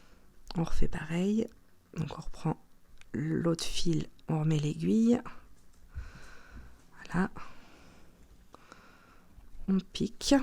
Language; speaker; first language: French; native; French